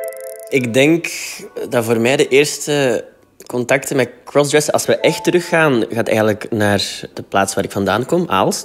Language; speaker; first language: Dutch; native; Dutch